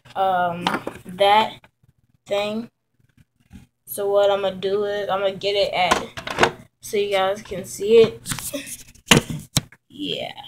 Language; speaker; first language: English; native; English